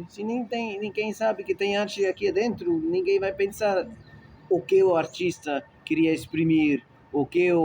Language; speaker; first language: Portuguese; non-native, fluent; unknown